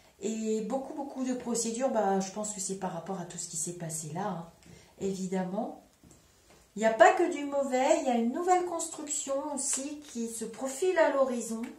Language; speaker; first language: French; native; French